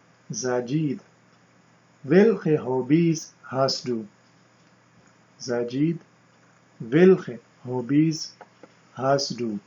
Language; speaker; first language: German; non-native, fluent; Urdu